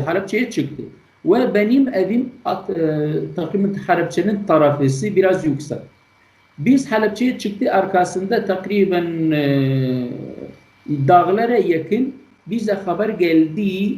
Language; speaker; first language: Turkish; non-native, learner; Kurdish